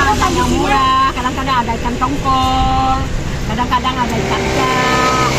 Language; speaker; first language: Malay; non-native, local second language; Achinese